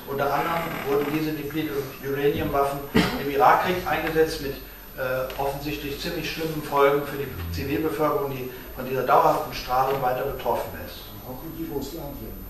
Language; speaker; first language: German; native; German